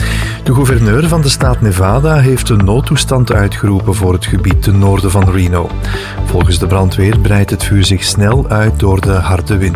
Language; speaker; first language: Dutch; native; Dutch